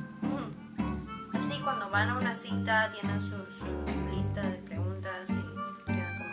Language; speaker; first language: Spanish; early bilingual, heritage; Spanish